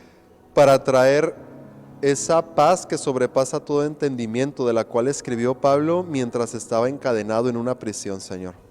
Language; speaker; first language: Spanish; native; Spanish